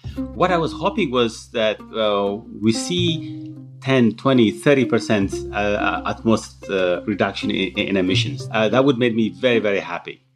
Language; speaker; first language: English; non-native, fluent; Tigrinya